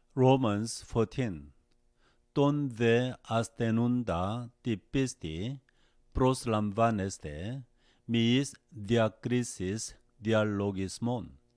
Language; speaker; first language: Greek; non-native, fluent; Korean